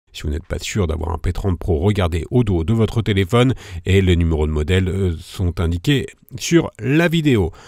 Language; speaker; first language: French; native; French